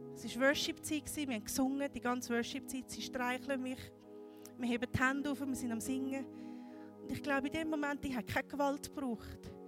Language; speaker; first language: German; native; German